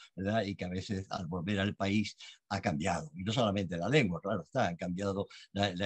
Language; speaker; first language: Spanish; native; Spanish